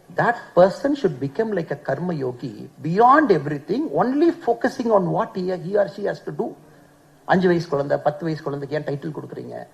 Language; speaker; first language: Tamil; native; Tamil